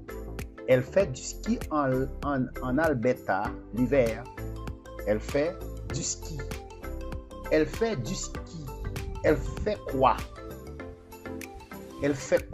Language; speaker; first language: French; non-native, fluent; Portuguese